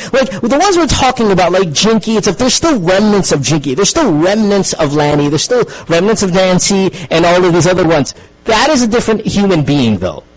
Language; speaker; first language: English; non-native, local second language; Filipino